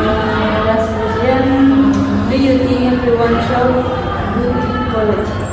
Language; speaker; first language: English; non-native, learner; Indonesian